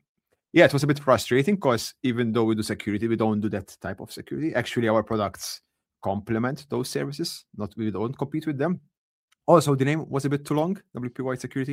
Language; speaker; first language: English; non-native, local second language; Maltese